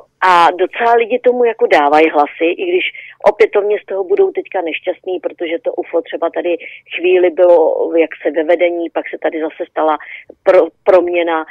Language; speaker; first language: Czech; native; Czech